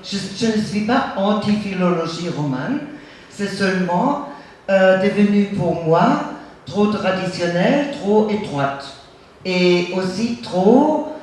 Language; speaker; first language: French; non-native, fluent; German